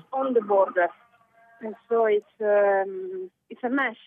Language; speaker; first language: English; non-native, fluent; Italian